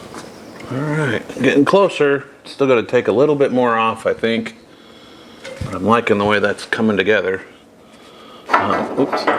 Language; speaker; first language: English; native; English